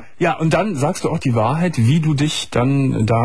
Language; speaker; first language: German; native; German